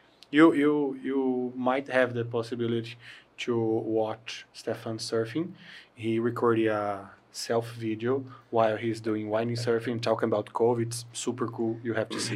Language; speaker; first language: English; non-native, fluent; Portuguese